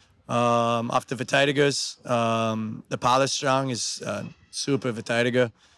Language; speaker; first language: German; non-native, learner; English